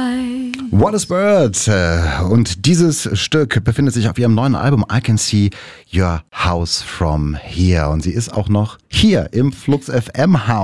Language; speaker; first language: German; native; German